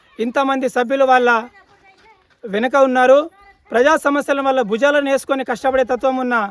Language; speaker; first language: Telugu; non-native, local second language; Lambadi